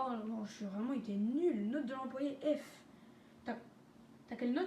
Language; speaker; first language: French; native; French